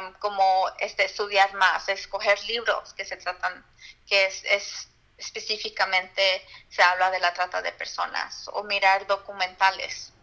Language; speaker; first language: Spanish; early bilingual, heritage; Spanish